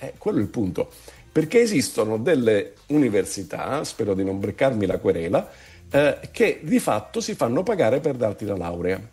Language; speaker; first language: Italian; native; Italian